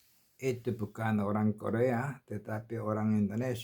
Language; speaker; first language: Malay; non-native, learner; Korean